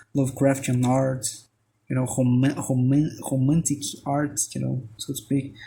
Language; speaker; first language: English; non-native, fluent; Portuguese